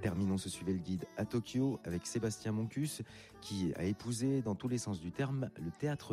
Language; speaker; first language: French; native; French